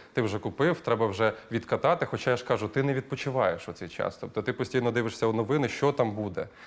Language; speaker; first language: Ukrainian; native; Ukrainian